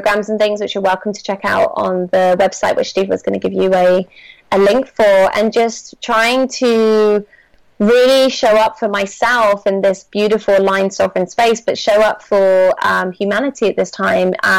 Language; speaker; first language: English; native; English